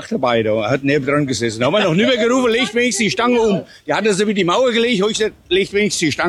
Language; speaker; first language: German; native; German